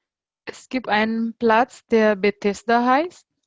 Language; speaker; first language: German; non-native, fluent; Indonesian